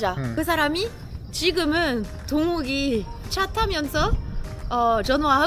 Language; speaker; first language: Korean; non-native, fluent; French